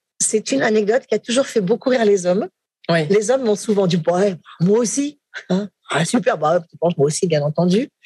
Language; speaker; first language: French; native; French